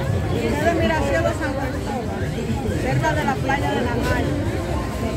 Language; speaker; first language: Spanish; native; Spanish